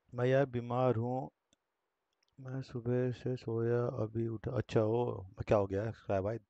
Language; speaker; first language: Hindi; native; Hindi